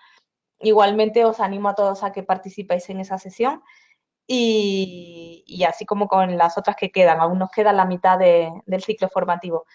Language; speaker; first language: Spanish; native; Spanish